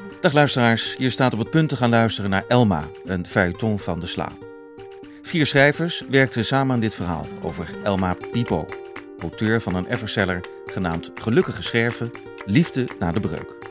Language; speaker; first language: Dutch; native; Dutch